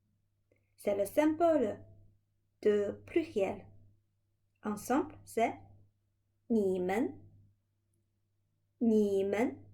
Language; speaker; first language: French; non-native, fluent; Chinese